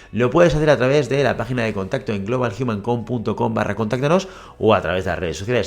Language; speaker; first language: Spanish; native; Spanish